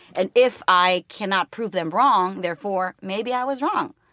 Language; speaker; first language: English; non-native, fluent; Spanish